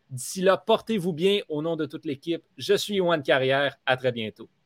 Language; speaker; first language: French; native; French